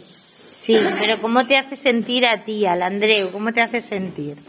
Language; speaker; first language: Spanish; native; Spanish